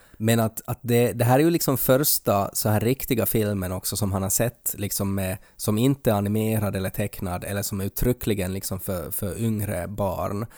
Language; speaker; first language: Swedish; native; Swedish